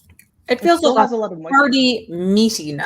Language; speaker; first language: English; native; English